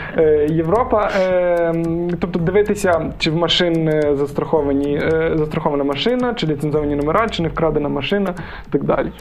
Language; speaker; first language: Ukrainian; native; Ukrainian